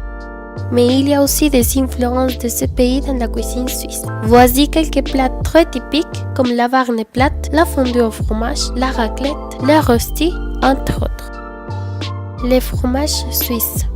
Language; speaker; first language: French; non-native, learner; Spanish